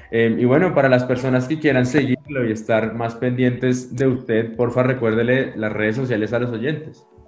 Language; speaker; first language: Spanish; native; Spanish